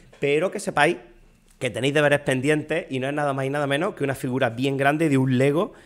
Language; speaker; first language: Spanish; native; Spanish